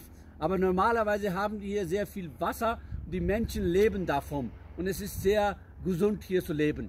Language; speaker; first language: German; non-native, fluent; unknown